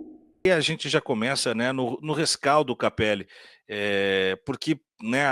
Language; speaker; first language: Portuguese; native; Portuguese